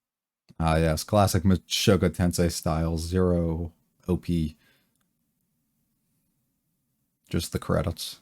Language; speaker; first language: English; native; English